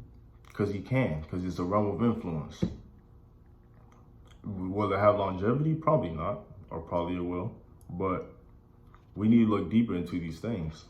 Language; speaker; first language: English; native; English